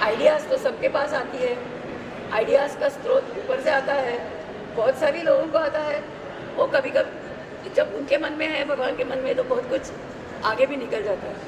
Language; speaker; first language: Hindi; native; Hindi